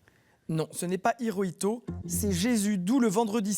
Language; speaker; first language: French; native; French